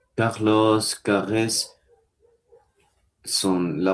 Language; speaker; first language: French; non-native, learner; Spanish